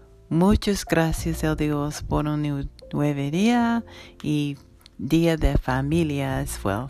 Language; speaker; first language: Spanish; non-native, learner; English